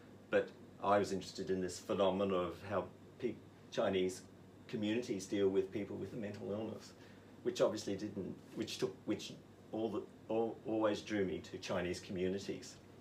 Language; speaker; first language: English; native; English